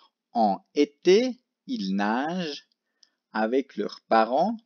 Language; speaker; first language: French; non-native, local second language; German